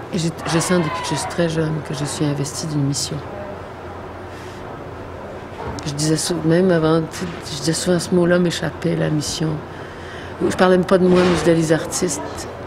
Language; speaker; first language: French; native; French